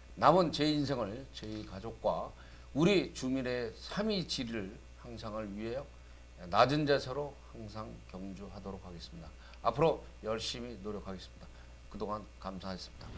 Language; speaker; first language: Korean; native; Korean